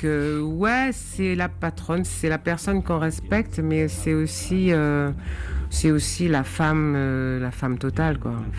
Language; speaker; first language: French; native; French